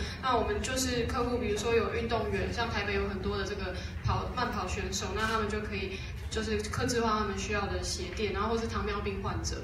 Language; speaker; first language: Chinese; native; Chinese